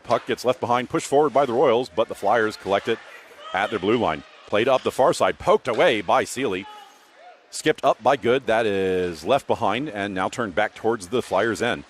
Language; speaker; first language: English; native; English